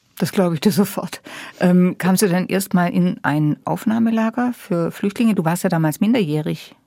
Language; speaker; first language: German; native; German